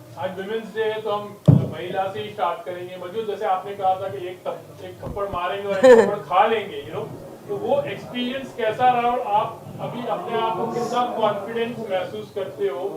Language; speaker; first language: Hindi; native; Hindi